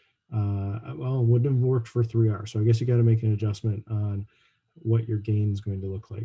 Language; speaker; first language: English; native; English